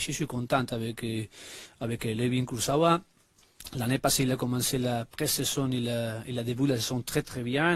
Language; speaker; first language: French; non-native, learner; Spanish